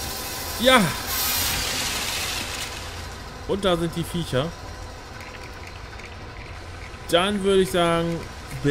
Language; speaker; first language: German; native; German